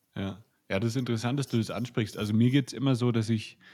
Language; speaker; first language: German; native; German